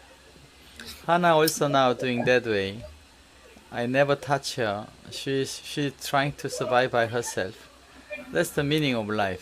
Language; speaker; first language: English; non-native, learner; Korean